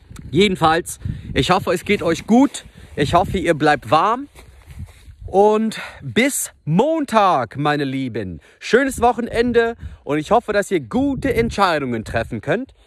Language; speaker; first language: German; non-native, fluent; English